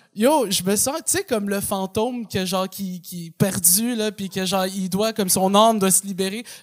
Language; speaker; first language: French; native; French